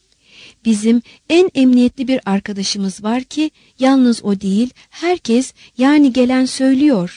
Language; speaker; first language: Turkish; native; Turkish